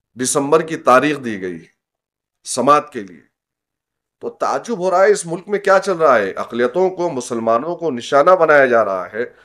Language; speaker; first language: Urdu; native; Urdu